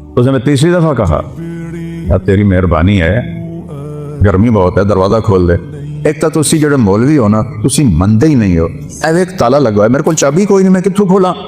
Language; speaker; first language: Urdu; non-native, local second language; Punjabi